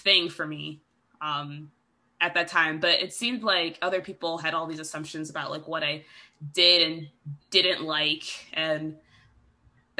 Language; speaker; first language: English; native; English